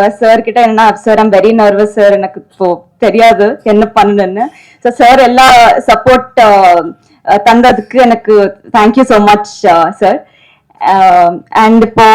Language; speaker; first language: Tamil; non-native, learner; Telugu